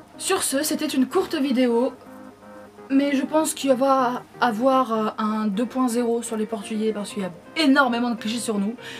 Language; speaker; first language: French; early bilingual, other home language; Portuguese